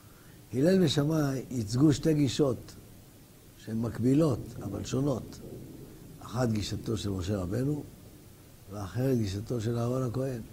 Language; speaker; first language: Hebrew; native; Hebrew